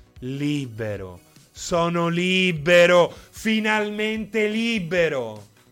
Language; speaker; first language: Italian; native; Italian